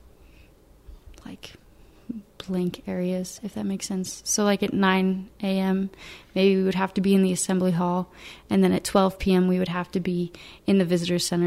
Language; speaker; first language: English; native; English